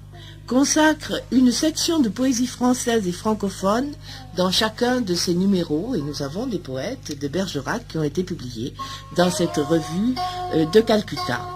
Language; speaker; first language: French; native; French